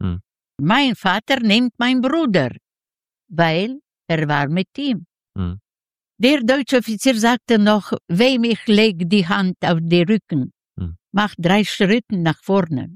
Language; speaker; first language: German; early bilingual, other home language; Yiddish